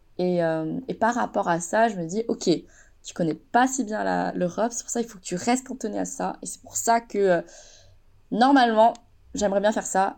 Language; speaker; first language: French; native; French